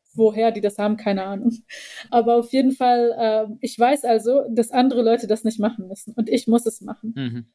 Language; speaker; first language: German; early bilingual, heritage; Bosnian